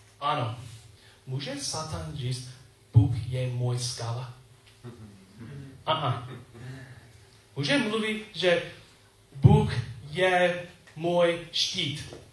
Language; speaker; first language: Czech; non-native, learner; English